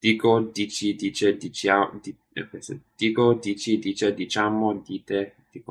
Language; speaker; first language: Italian; non-native, learner; English